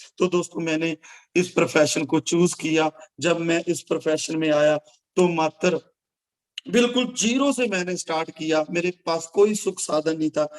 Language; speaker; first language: Hindi; non-native, local second language; Punjabi